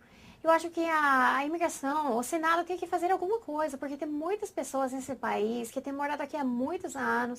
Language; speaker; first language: Portuguese; non-native, fluent; English